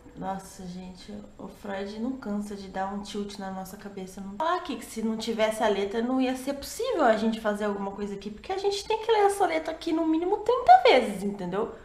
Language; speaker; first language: Portuguese; native; Portuguese